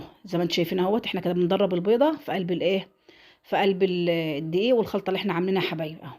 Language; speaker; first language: Arabic; native; Arabic